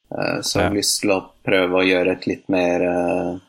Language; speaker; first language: Norwegian; native; Norwegian